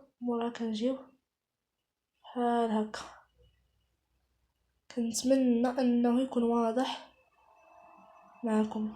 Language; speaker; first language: Arabic; native; Arabic